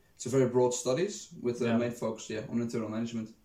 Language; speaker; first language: English; non-native, fluent; Dutch